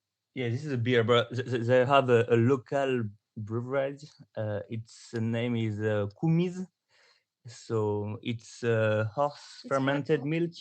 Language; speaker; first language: English; non-native, learner; French